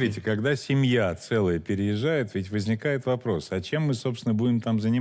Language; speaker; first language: Russian; native; Russian